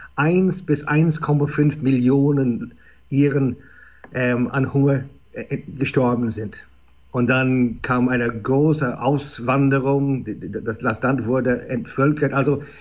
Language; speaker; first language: German; non-native, fluent; English